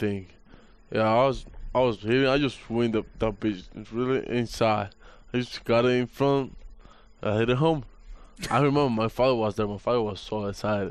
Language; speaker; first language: English; non-native, fluent; Spanish